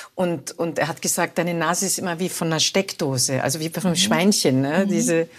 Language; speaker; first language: German; native; German